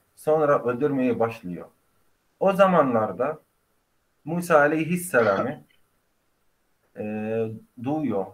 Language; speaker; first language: Turkish; non-native, fluent; Arabic